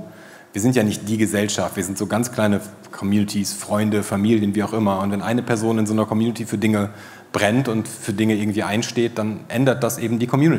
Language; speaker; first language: German; native; German